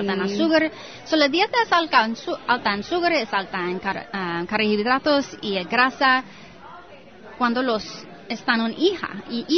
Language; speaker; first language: Spanish; non-native, learner; English